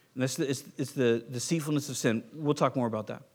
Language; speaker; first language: English; native; English